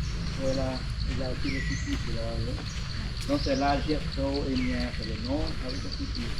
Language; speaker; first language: French; non-native, fluent; Khmer